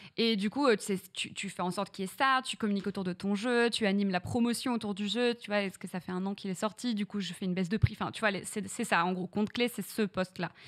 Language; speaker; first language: French; native; French